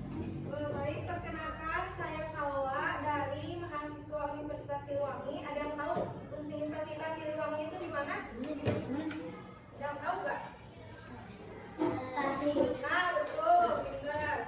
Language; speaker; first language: Indonesian; native; Indonesian